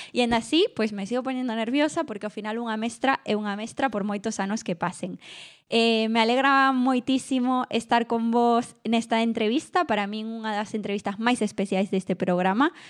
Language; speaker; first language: Galician; non-native, local second language; Spanish